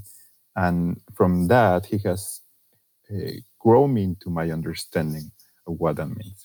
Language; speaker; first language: English; non-native, fluent; Spanish